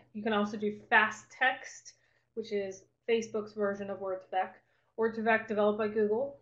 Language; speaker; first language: English; native; English